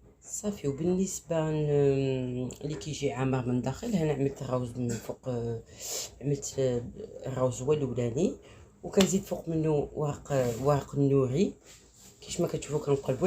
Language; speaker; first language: Arabic; native; Arabic